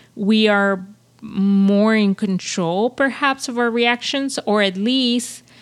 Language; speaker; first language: English; non-native, fluent; Spanish